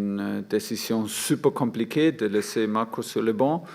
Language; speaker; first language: French; non-native, fluent; German